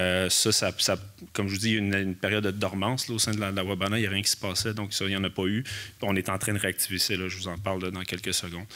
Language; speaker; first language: French; native; French